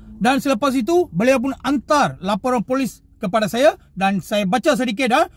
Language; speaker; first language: Malay; non-native, local second language; Tamil